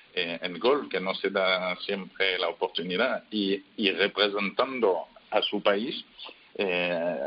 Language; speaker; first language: Spanish; non-native, fluent; French